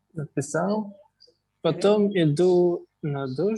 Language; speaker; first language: Russian; non-native, learner; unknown